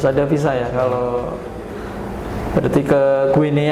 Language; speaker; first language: Indonesian; native; Indonesian